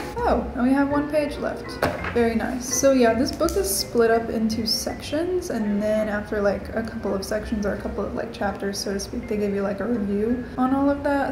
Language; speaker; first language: English; native; English